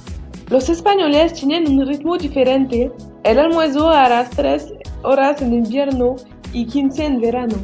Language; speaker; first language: Spanish; non-native, learner; French